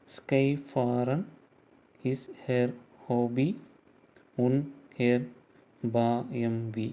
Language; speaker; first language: German; non-native, learner; Tamil